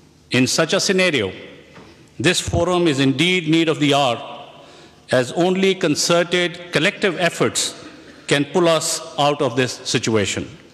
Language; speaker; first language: English; non-native, local second language; Urdu